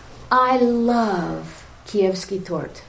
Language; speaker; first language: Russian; non-native, learner; English